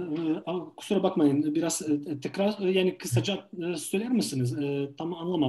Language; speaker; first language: Turkish; non-native, fluent; Ukrainian